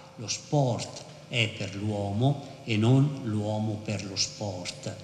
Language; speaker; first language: Italian; native; Italian